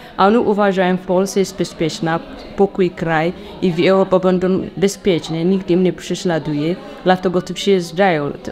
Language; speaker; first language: Polish; non-native, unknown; Tigrinya